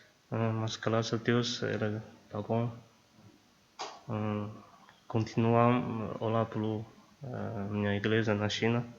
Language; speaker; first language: Portuguese; non-native, learner; Chinese